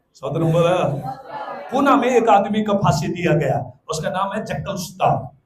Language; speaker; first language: Hindi; non-native, local second language; Telugu